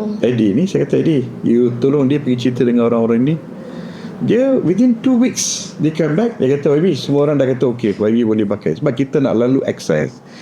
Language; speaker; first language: Malay; non-native, local second language; Tamil